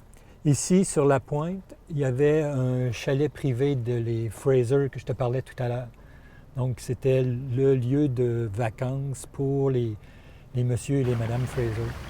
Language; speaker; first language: French; native; French